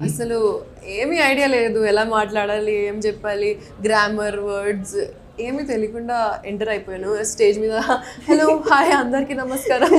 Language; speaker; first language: Telugu; non-native, local second language; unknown